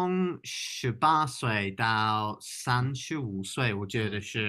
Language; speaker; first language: Chinese; non-native, fluent; English